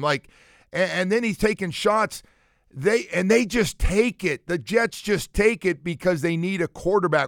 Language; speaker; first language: English; native; English